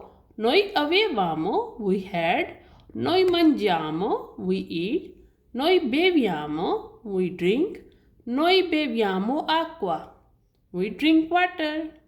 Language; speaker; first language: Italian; non-native, learner; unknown